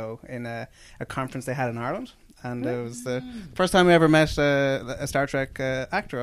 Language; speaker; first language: English; native; English